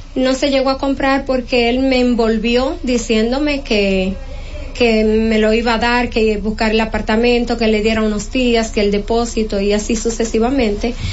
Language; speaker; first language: Spanish; native; Spanish